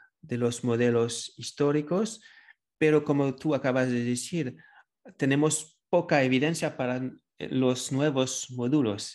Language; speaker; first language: Spanish; non-native, fluent; French